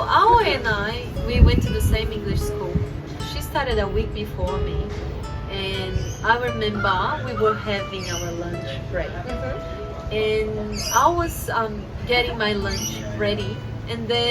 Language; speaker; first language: English; non-native, fluent; Portuguese